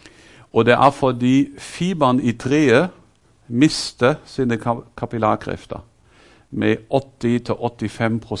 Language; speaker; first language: Norwegian; non-native, fluent; German